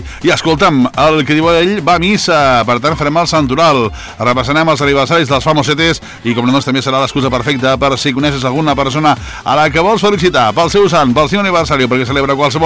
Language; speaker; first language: Catalan; native; Catalan